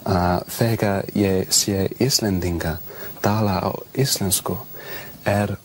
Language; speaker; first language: Icelandic; non-native, learner; English